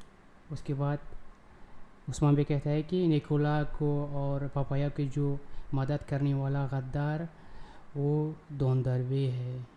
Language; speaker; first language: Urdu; non-native, local second language; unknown